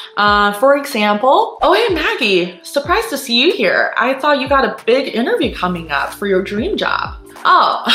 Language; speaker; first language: English; non-native, fluent; Chinese